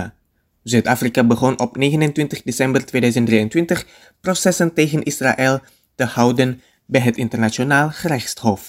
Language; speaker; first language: Dutch; non-native, fluent; Indonesian